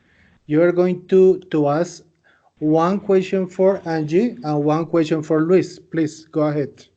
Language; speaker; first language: English; non-native, fluent; Spanish